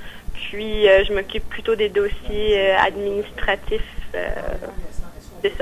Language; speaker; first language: French; native; French